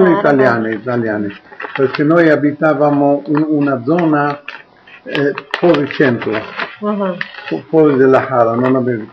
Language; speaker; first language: Italian; non-native, local second language; Arabic